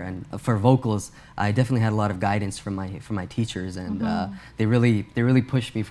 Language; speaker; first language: English; early bilingual, other home language; Urdu